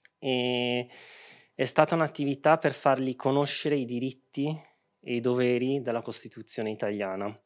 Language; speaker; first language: Italian; early bilingual, other home language; Arabic